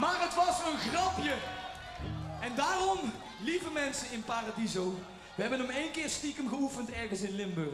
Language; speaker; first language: Dutch; native; Dutch